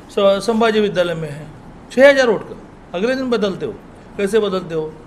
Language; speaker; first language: Hindi; non-native, local second language; Marathi